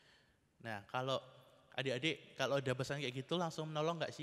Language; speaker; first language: Indonesian; native; Indonesian